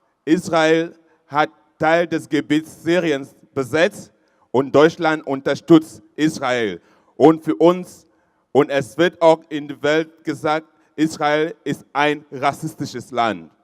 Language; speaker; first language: German; non-native, fluent; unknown